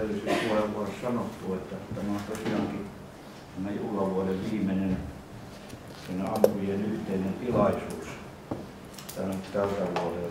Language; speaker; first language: Finnish; native; Finnish